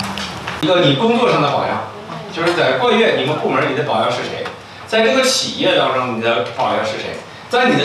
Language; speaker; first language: Chinese; native; Chinese